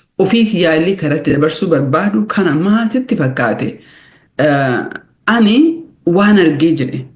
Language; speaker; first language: Oromo; early bilingual, heritage; Oromo